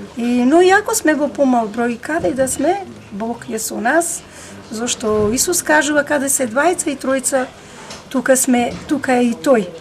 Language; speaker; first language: Macedonian; non-native, local second language; Romany